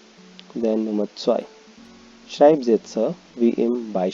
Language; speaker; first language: German; non-native, fluent; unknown